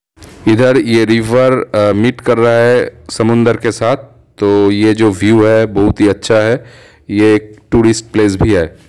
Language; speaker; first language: Hindi; non-native, local second language; Bangla